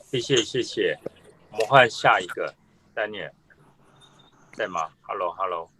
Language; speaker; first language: Chinese; native; Chinese